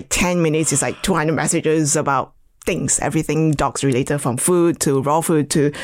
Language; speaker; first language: English; non-native, local second language; Chinese